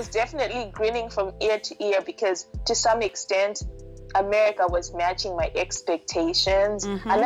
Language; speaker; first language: English; non-native, local second language; Shona